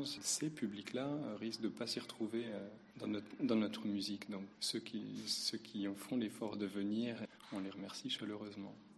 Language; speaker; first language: French; native; French